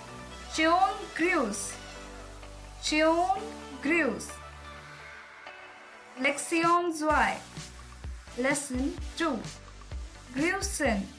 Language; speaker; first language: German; non-native, learner; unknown